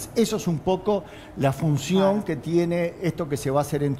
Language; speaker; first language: Spanish; native; Spanish